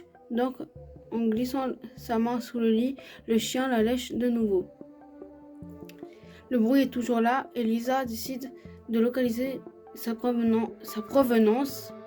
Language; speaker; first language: French; native; French